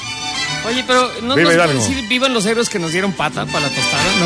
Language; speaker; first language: Spanish; native; Spanish